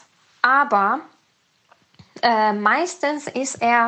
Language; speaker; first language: German; non-native, learner; Persian